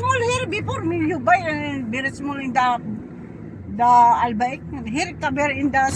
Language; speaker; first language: English; non-native, learner; Filipino